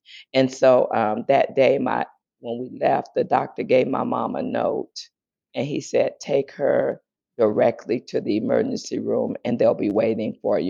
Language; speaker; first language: English; native; English